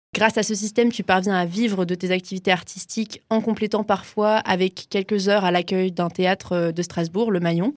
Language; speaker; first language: French; native; French